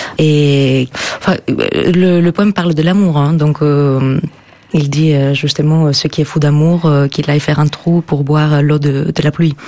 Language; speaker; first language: French; non-native, fluent; Greek